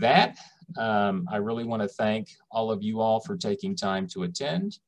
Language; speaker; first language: English; native; English